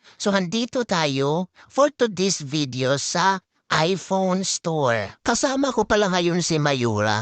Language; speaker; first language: Filipino; native; Filipino